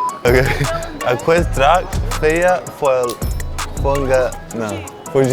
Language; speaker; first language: Catalan; non-native, learner; English